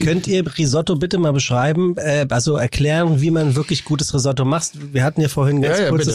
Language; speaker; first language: German; native; German